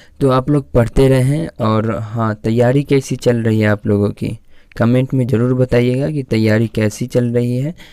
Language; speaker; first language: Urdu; native; Urdu